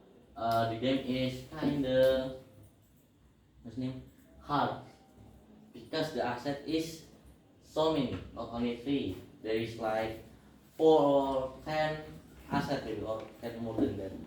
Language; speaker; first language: English; non-native, learner; Indonesian